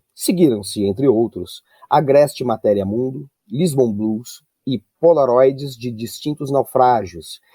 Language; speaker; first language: Portuguese; native; Portuguese